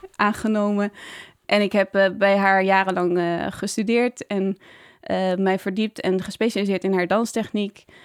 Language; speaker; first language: Dutch; native; Dutch